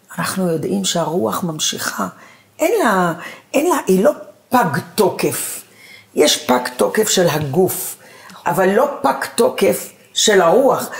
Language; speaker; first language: Hebrew; early bilingual, other home language; Arabic